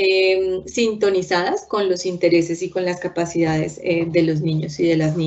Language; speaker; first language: Spanish; native; Spanish